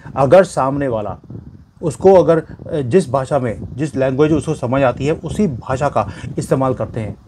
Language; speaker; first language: Hindi; native; Hindi